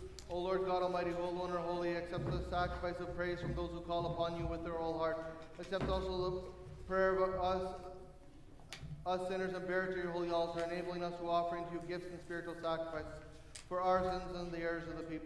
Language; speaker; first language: English; native; English